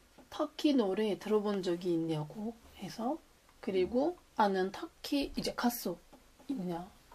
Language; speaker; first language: Korean; non-native, fluent; Turkish